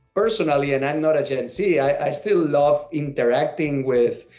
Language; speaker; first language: English; non-native, fluent; Spanish